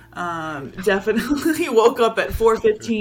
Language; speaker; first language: English; native; English